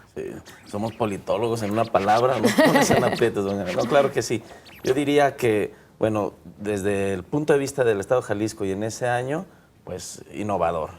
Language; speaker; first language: Spanish; native; Spanish